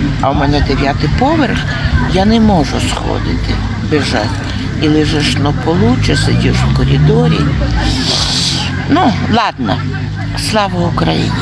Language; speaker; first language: Ukrainian; non-native, local second language; Russian